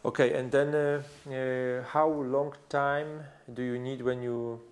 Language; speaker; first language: English; non-native, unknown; Polish